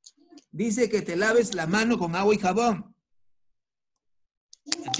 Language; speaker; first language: Spanish; native; Spanish